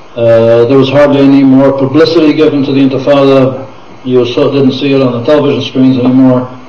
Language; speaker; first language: English; non-native, fluent; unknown